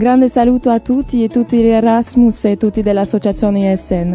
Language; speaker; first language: Italian; non-native, fluent; French